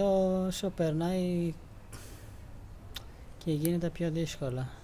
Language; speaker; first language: Greek; non-native, learner; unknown